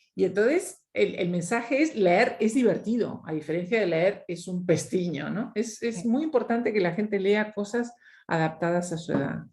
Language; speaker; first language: Spanish; native; Spanish